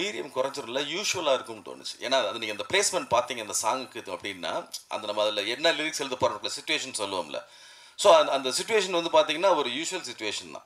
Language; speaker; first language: Tamil; native; Tamil